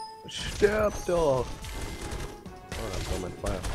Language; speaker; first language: German; native; German